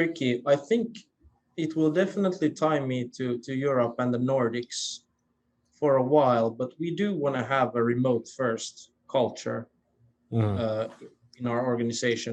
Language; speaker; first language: English; non-native, fluent; Swedish